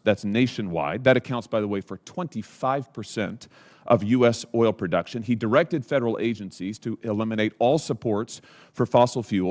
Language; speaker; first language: English; native; English